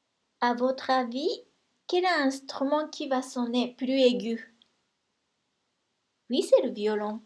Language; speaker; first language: French; non-native, fluent; Japanese